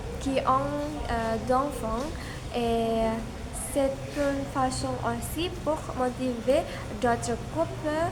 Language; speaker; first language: French; non-native, learner; Indonesian